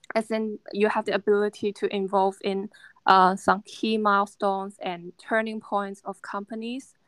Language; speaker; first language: English; non-native, fluent; Chinese